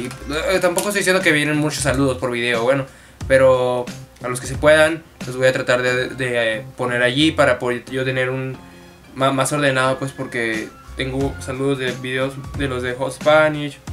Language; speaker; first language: Spanish; native; Spanish